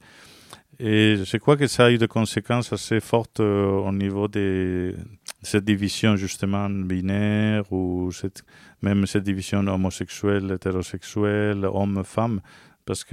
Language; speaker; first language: French; non-native, fluent; Spanish